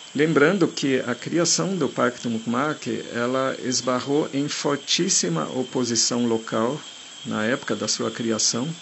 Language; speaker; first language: Portuguese; non-native, fluent; German